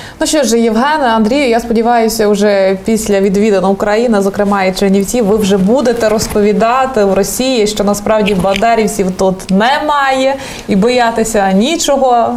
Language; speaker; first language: Ukrainian; native; Ukrainian